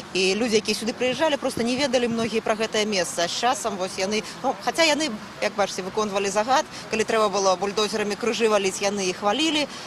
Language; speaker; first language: Belarusian; native; Belarusian